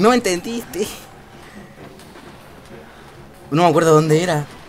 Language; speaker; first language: Spanish; native; Spanish